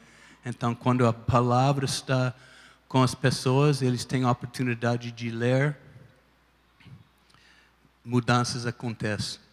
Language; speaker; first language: Portuguese; non-native, fluent; English